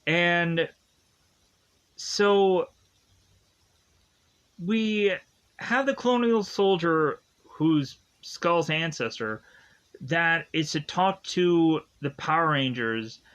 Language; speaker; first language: English; native; English